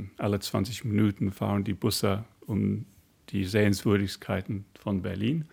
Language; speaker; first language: German; non-native, fluent; English